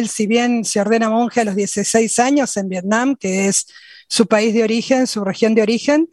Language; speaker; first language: Spanish; native; Spanish